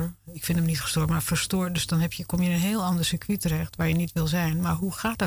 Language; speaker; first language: Dutch; native; Dutch